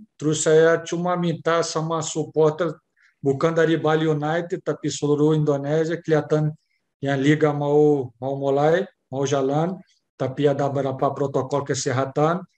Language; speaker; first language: Indonesian; non-native, learner; Portuguese